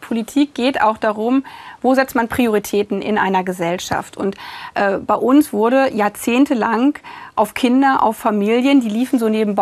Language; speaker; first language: German; native; German